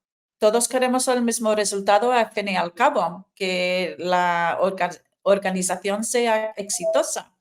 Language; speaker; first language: Spanish; non-native, fluent; English